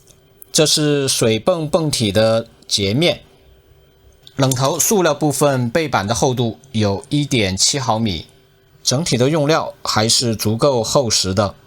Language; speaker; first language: Chinese; native; Chinese